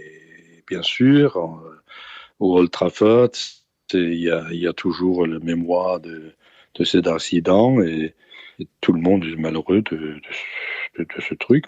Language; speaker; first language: French; non-native, fluent; Danish